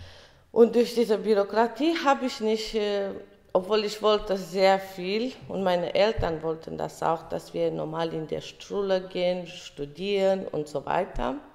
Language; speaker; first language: German; early bilingual, other home language; Romany